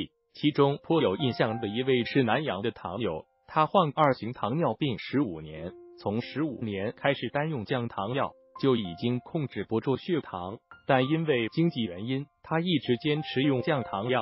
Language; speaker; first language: Chinese; native; Chinese